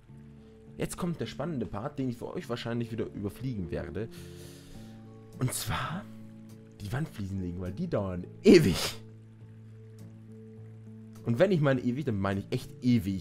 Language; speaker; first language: German; native; German